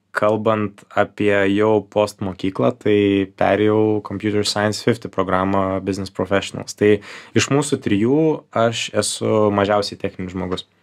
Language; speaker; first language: Lithuanian; native; Lithuanian